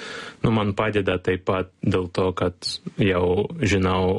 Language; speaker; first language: Lithuanian; non-native, learner; Ukrainian